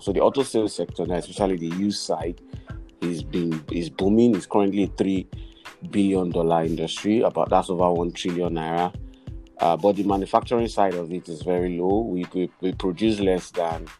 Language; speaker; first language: English; non-native, local second language; Yoruba